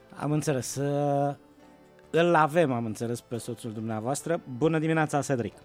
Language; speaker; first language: Romanian; native; Romanian